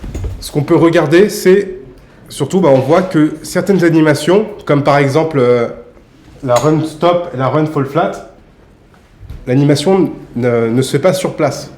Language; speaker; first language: French; native; French